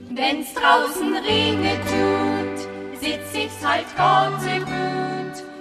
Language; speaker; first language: German; native; German